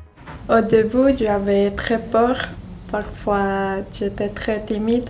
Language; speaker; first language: French; non-native, learner; Spanish